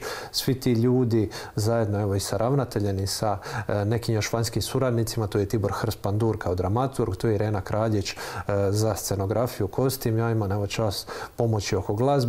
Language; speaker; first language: Croatian; native; Croatian